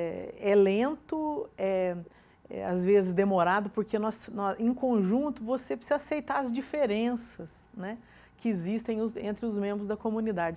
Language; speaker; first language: Portuguese; native; Portuguese